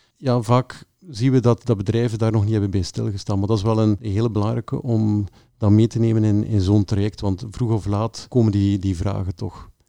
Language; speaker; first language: Dutch; native; Dutch